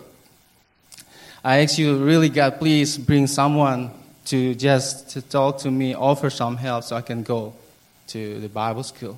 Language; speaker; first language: English; non-native, learner; Indonesian